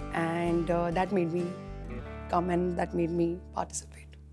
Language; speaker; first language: English; non-native, local second language; Hindi